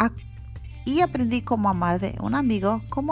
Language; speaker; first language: Spanish; early bilingual, heritage; Spanish